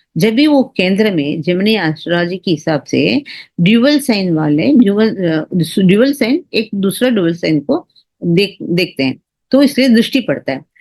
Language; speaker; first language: Hindi; non-native, local second language; Tamil